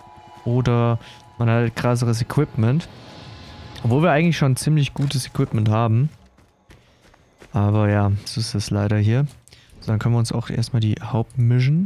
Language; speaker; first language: German; native; German